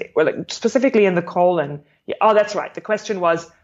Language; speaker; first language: English; non-native, fluent; German